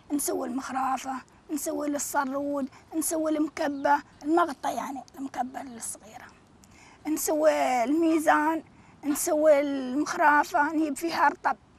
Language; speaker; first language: Arabic; native; Arabic